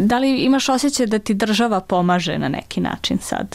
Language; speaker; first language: Serbian; native; Serbian